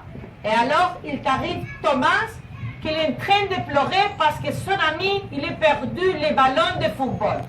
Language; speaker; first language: French; non-native, learner; Spanish